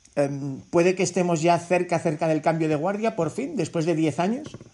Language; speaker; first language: Spanish; native; Spanish